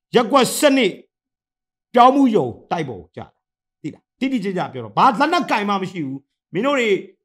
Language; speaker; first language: Burmese; non-native, local second language; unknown